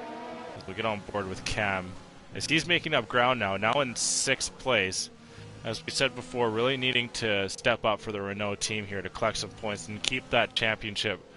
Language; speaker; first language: English; native; English